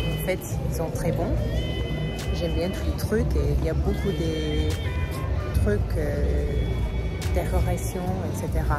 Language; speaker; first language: French; non-native, learner; English